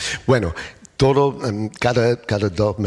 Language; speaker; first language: Spanish; non-native, learner; English